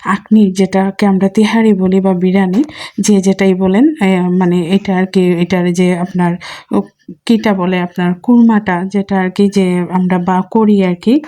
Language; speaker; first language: Bangla; non-native, local second language; Sylheti